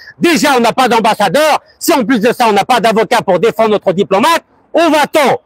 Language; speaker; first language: French; early bilingual, other home language; Arabic